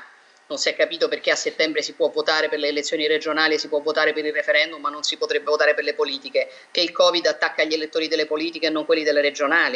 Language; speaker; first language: Italian; native; Italian